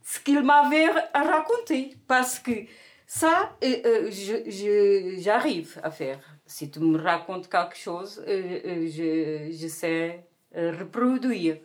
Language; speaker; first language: French; non-native, fluent; Portuguese